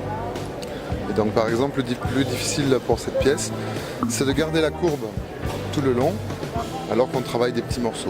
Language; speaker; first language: French; native; French